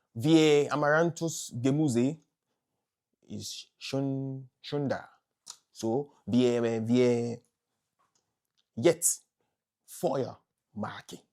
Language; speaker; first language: German; non-native, learner; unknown